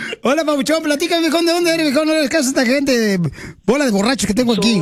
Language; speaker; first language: Spanish; native; Spanish